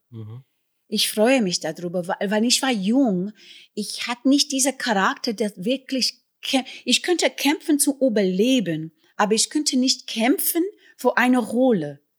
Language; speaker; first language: German; non-native, fluent; English